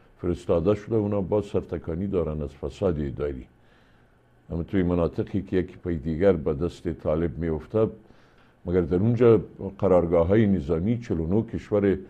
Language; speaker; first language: Persian; native; Persian